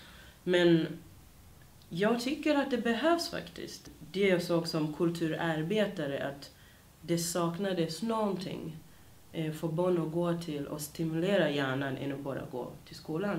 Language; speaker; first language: Swedish; early bilingual, other home language; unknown